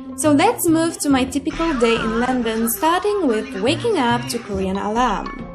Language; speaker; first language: English; non-native, fluent; Polish